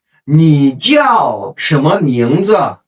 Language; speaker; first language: Chinese; non-native, fluent; Kazakh